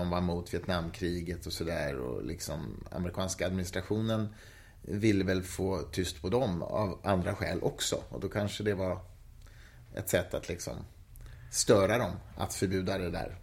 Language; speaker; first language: Swedish; native; Swedish